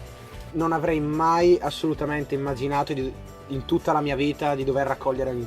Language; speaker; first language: Italian; native; Italian